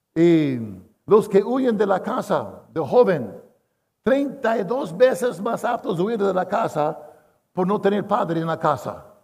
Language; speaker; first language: Spanish; non-native, fluent; English